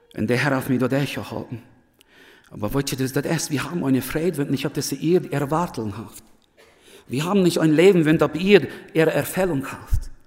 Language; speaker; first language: German; early bilingual, other home language; Plautdietsch